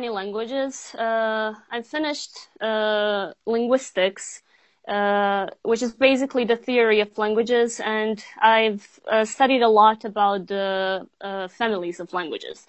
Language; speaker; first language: English; non-native, fluent; Bosnian